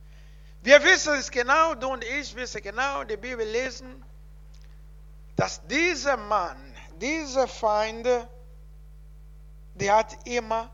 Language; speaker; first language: German; non-native, learner; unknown